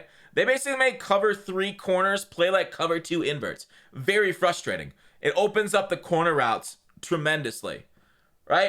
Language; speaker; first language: English; native; English